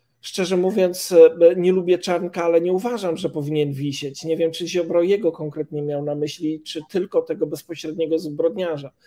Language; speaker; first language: Polish; native; Polish